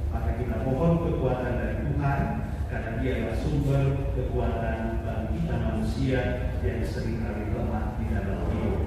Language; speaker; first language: Indonesian; native; Indonesian